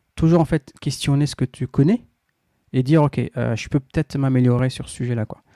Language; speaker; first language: French; non-native, local second language; Arabic